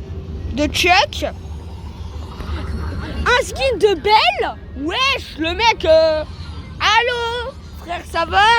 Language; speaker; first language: French; native; French